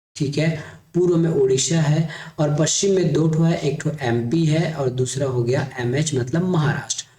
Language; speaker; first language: Hindi; native; Hindi